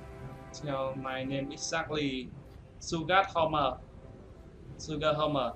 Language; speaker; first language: English; non-native, learner; Vietnamese